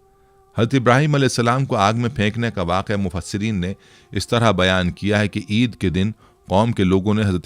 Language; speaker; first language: Urdu; native; Urdu